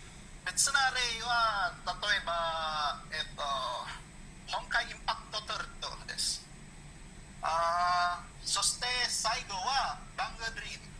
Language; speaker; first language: Japanese; non-native, learner; Indonesian